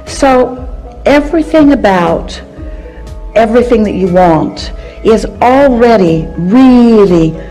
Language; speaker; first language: English; native; English